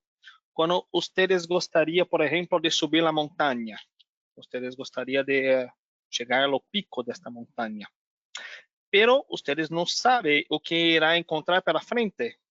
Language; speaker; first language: Spanish; non-native, learner; Portuguese